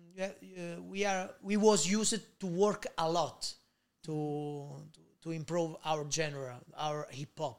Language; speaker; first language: English; non-native, learner; Italian